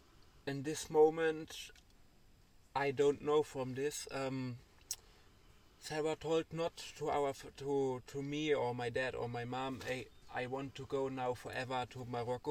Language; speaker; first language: English; non-native, learner; German